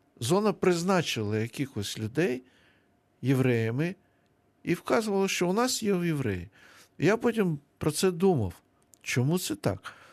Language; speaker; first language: Ukrainian; non-native, local second language; Russian